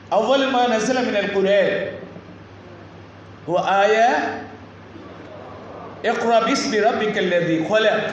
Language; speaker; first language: Arabic; non-native, learner; Bangla